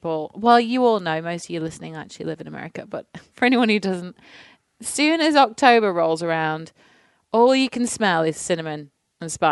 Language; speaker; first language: English; native; English